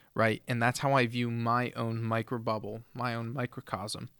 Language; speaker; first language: English; native; English